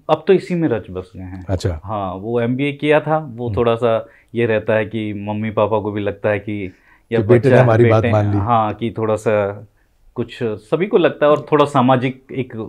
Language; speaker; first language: Hindi; native; Hindi